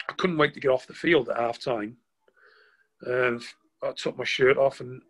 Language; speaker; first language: English; native; English